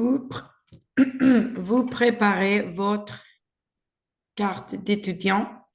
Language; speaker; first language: French; non-native, learner; Spanish